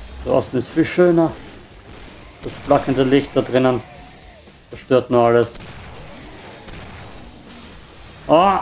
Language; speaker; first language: German; native; German